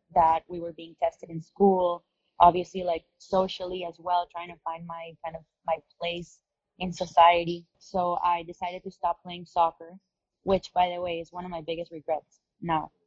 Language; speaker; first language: English; non-native, fluent; Spanish